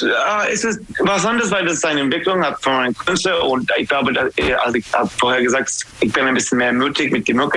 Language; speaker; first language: German; non-native, fluent; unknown